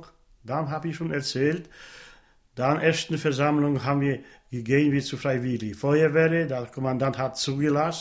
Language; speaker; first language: German; non-native, local second language; Polish